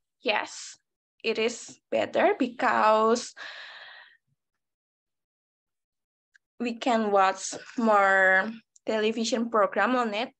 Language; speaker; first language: English; non-native, learner; Indonesian